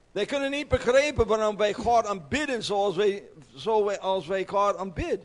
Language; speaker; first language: Dutch; non-native, learner; English